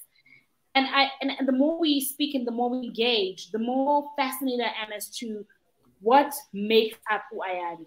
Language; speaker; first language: English; non-native, local second language; Zulu